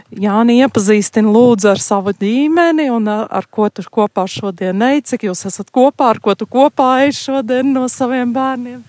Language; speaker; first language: Latvian; native; Latvian